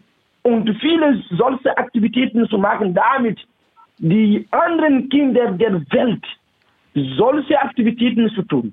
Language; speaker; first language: German; non-native, fluent; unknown